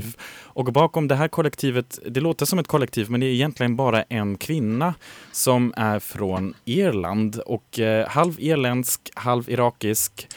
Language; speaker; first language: Swedish; native; Swedish